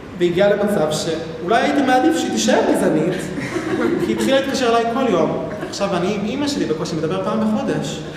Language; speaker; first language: Hebrew; non-native, local second language; Arabic